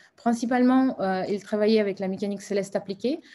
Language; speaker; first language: French; non-native, fluent; Russian